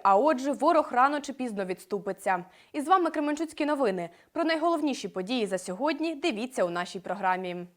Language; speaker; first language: Ukrainian; native; Ukrainian